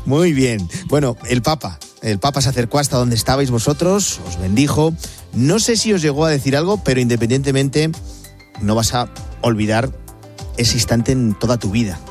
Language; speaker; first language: Spanish; native; Spanish